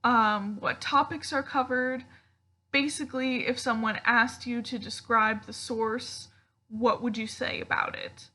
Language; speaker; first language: English; native; English